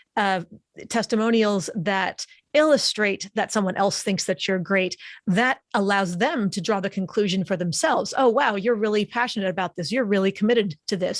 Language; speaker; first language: English; native; English